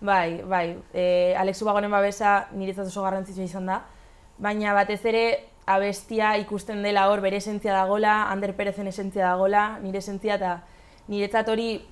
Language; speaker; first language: Basque; non-native, local second language; Spanish